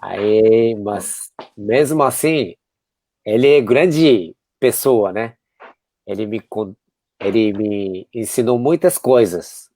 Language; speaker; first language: Portuguese; non-native, fluent; Japanese